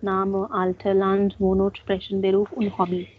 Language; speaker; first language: German; non-native, fluent; Hindi